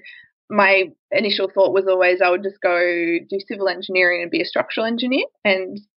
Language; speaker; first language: English; native; English